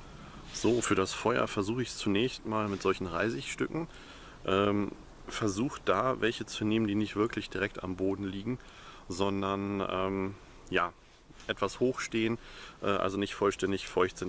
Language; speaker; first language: German; native; German